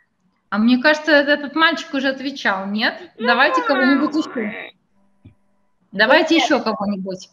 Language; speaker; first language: Russian; native; Russian